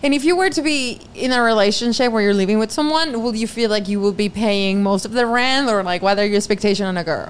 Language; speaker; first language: English; non-native, fluent; Spanish